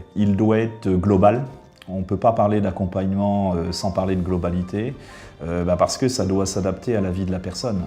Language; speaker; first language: French; native; French